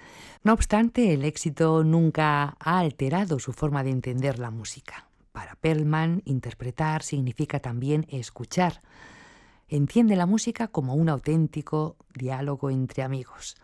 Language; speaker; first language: Spanish; native; Spanish